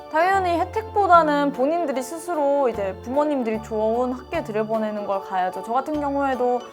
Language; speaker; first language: Korean; native; Korean